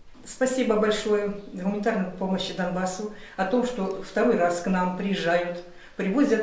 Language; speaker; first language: Russian; native; Russian